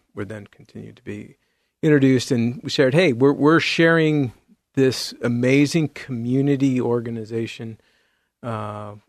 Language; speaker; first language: English; native; English